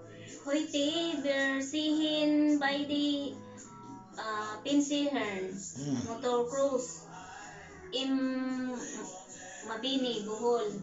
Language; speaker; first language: German; non-native, learner; Cebuano